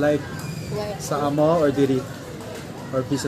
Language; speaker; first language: Cebuano; non-native, learner; English